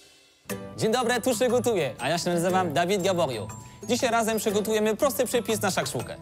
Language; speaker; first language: Polish; non-native, fluent; French